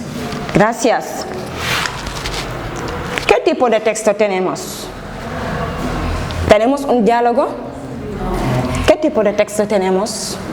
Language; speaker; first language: Spanish; non-native, fluent; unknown